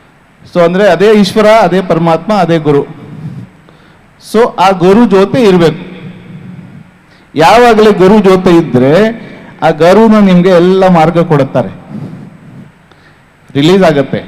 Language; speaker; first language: Kannada; non-native, fluent; Hindi